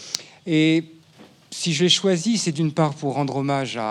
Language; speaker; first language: French; native; French